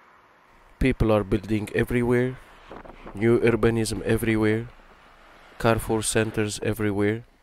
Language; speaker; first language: English; non-native, fluent; Arabic